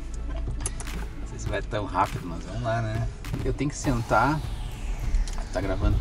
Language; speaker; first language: Portuguese; native; Portuguese